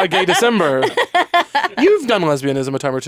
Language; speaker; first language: English; native; English